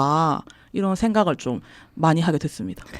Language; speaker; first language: Korean; native; Korean